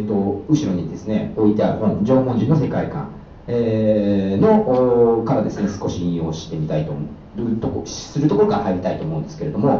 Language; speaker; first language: Japanese; native; Japanese